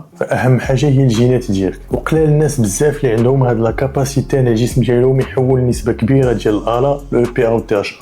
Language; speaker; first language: Arabic; native; Arabic